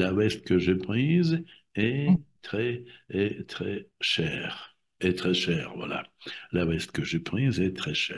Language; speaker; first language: French; non-native, fluent; Russian